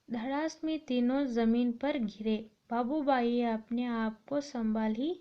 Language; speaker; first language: Hindi; non-native, local second language; Kannada